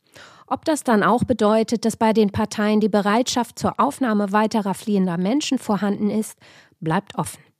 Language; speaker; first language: German; native; German